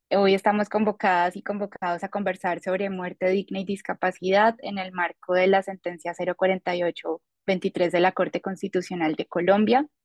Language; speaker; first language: Spanish; native; Spanish